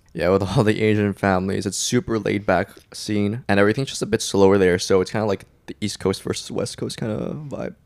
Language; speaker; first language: English; non-native, local second language; Cantonese